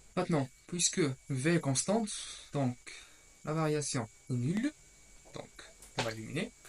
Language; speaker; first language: French; non-native, local second language; Arabic